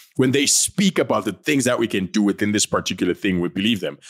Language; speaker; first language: English; non-native, local second language; North Ndebele